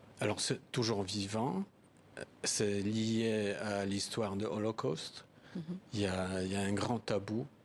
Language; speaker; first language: French; non-native, fluent; Polish